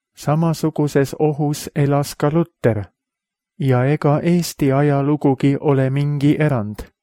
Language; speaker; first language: Estonian; native; Estonian